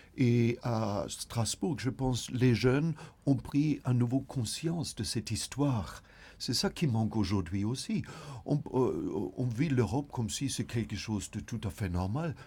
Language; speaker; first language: French; non-native, fluent; German